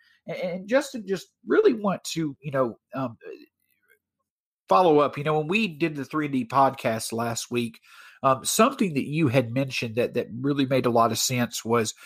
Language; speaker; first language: English; native; English